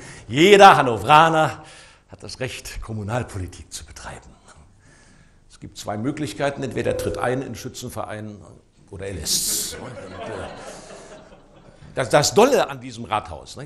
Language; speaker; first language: German; native; German